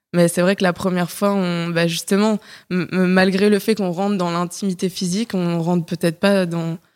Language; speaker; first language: French; native; French